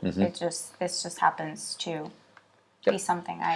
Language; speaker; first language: English; native; English